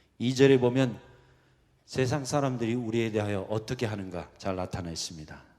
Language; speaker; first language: Korean; early bilingual, heritage; Korean